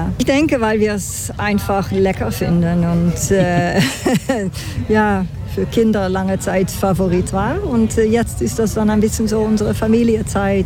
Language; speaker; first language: German; non-native, fluent; Dutch